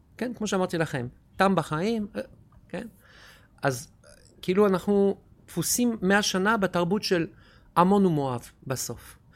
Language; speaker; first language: Hebrew; non-native, fluent; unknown